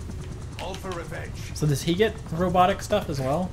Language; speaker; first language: English; native; English